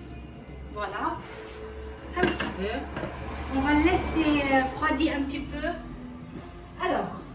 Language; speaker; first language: French; non-native, fluent; Arabic